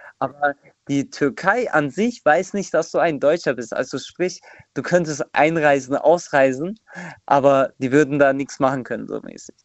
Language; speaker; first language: German; non-native, fluent; Turkish